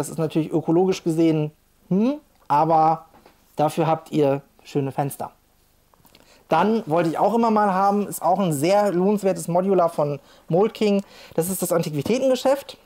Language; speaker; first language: German; native; German